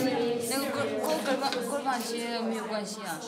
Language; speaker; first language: Chinese; non-native, local second language; Uyghur